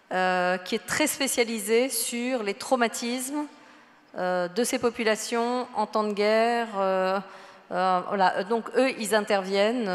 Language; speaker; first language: French; native; French